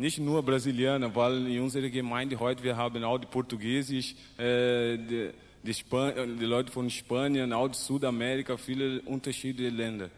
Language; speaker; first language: German; non-native, learner; Portuguese